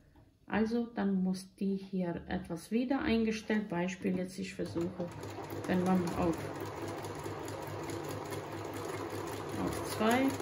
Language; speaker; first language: German; non-native, learner; Croatian